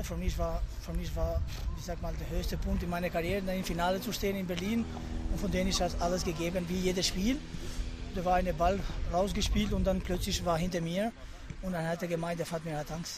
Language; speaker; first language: German; non-native, fluent; Albanian